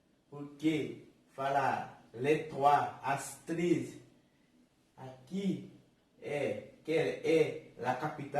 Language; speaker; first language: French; non-native, learner; Portuguese